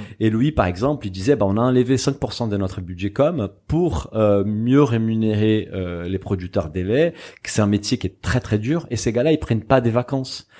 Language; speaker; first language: French; non-native, fluent; Portuguese